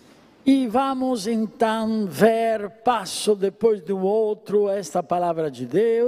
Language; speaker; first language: Portuguese; non-native, fluent; Italian